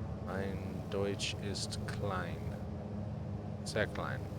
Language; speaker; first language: German; non-native, learner; English